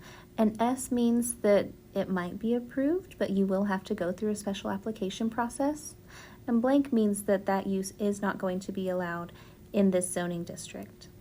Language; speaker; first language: English; native; English